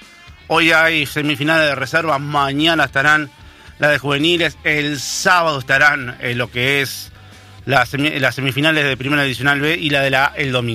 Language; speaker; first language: Spanish; native; Spanish